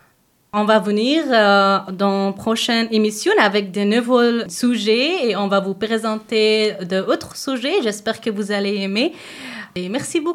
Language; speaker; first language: French; non-native, learner; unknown